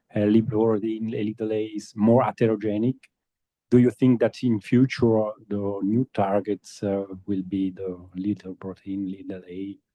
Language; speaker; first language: English; non-native, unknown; Italian